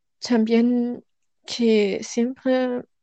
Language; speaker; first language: Spanish; non-native, learner; German